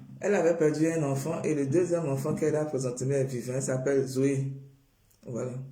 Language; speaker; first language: French; non-native, local second language; Baoulé